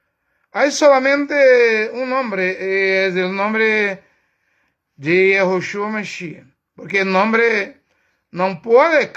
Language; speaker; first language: Spanish; non-native, learner; Portuguese